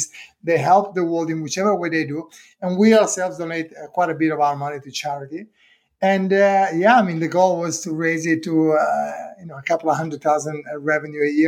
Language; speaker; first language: English; non-native, fluent; Italian